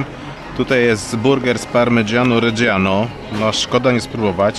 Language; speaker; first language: Polish; native; Polish